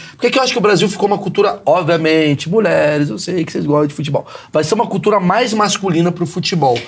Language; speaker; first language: Portuguese; native; Portuguese